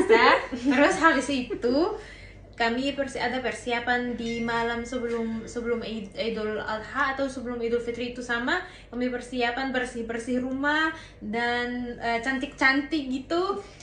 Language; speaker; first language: Indonesian; non-native, fluent; Arabic